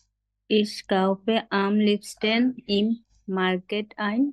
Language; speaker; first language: German; non-native, learner; Bangla